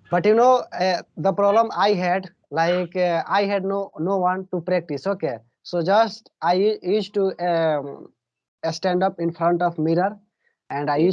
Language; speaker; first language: English; non-native, learner; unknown